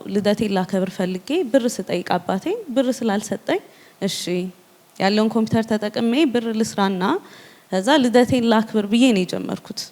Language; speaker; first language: Amharic; native; Amharic